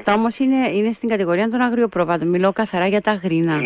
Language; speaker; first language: Greek; native; Greek